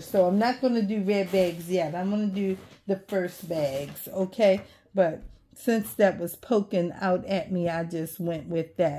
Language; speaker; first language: English; native; English